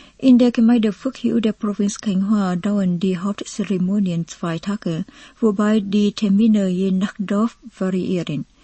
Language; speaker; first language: German; non-native, fluent; Vietnamese